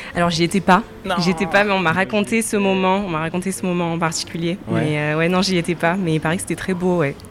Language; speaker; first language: French; native; French